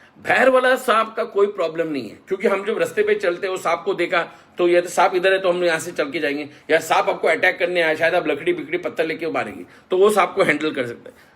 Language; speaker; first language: Hindi; non-native, local second language; Marathi